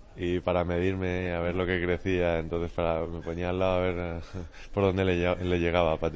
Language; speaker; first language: Spanish; native; Spanish